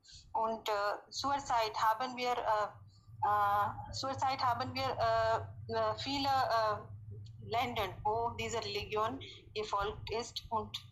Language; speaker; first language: German; non-native, learner; Hindi